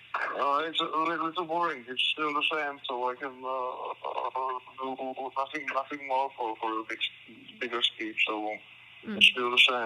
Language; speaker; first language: English; non-native, learner; Czech